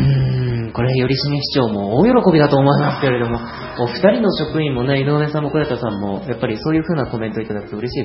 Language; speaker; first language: Japanese; native; Japanese